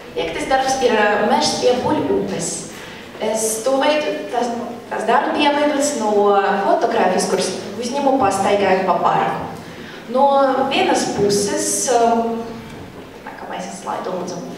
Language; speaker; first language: Latvian; non-native, local second language; Russian